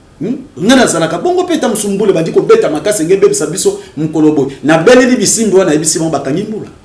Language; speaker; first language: Lingala; native; Lingala